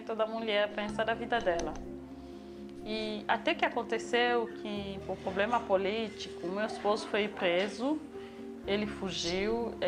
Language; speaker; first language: Portuguese; non-native, fluent; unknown